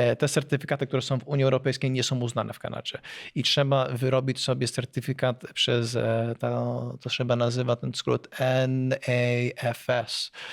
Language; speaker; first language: Polish; early bilingual, heritage; Polish